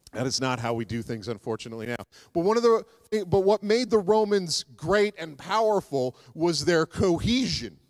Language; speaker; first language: English; native; English